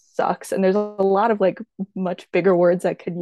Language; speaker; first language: English; native; English